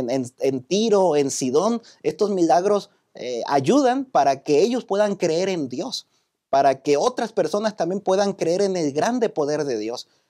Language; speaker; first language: Spanish; native; Spanish